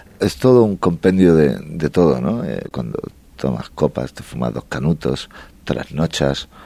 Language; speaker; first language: Spanish; native; Spanish